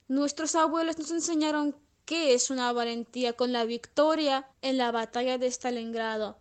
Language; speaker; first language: Spanish; non-native, fluent; Russian